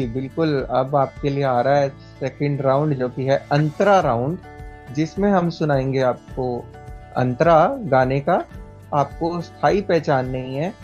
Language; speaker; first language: Hindi; native; Hindi